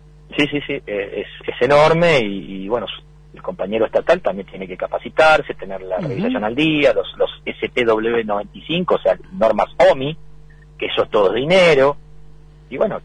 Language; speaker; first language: Spanish; native; Spanish